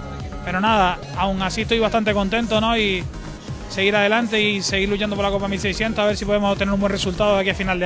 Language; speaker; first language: Spanish; native; Spanish